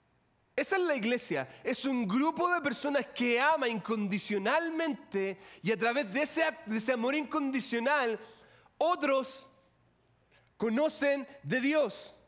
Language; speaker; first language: Spanish; native; Spanish